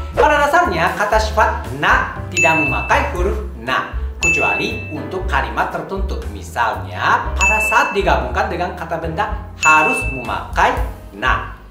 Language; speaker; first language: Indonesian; non-native, fluent; Japanese